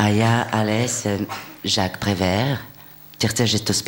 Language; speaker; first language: Czech; non-native, fluent; French